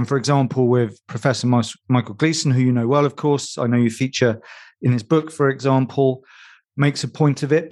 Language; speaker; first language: English; native; English